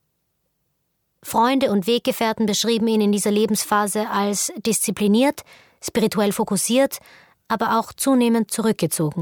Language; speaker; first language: German; native; German